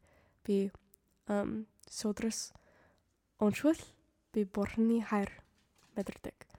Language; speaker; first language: Mongolian; non-native, fluent; English